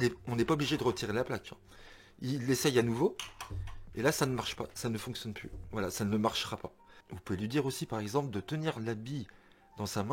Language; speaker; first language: French; native; French